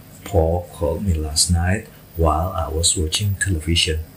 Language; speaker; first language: English; non-native, fluent; Indonesian